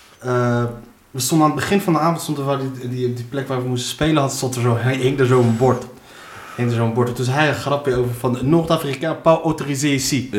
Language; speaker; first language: Dutch; early bilingual, other home language; Arabic